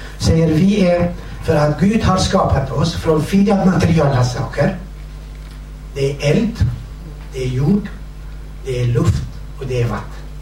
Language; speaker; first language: Swedish; non-native, fluent; Kurdish